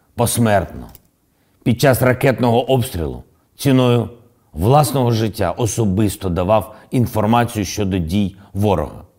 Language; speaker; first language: Ukrainian; non-native, local second language; Russian